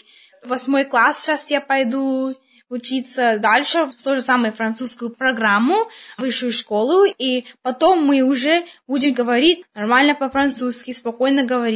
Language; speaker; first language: Russian; early bilingual, heritage; Russian